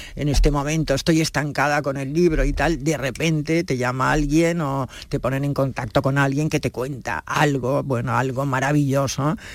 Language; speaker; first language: Spanish; native; Spanish